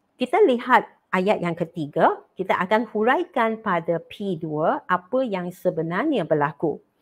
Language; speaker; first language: Malay; non-native, local second language; Chinese